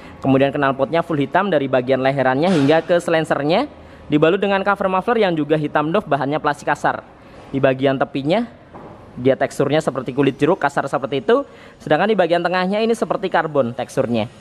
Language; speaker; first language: Indonesian; native; Indonesian